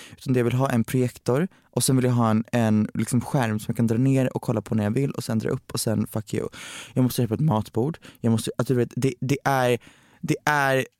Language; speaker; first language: Swedish; native; Swedish